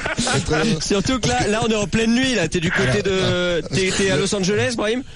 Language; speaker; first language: French; native; French